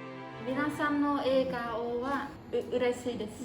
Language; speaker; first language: Japanese; non-native, fluent; Vietnamese